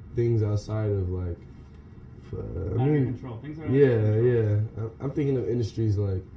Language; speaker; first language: English; native; English